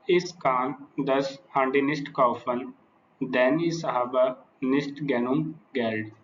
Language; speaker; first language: German; non-native, learner; Hindi